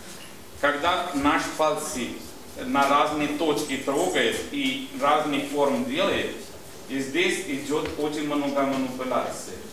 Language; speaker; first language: Russian; non-native, learner; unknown